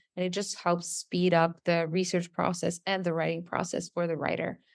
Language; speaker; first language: English; non-native, fluent; Serbian